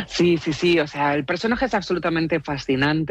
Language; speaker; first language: Spanish; native; Spanish